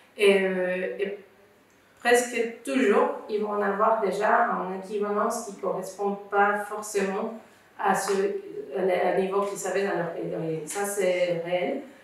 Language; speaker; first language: French; non-native, fluent; Spanish